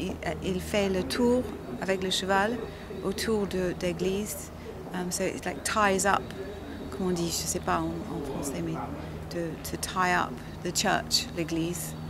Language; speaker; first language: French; non-native, learner; English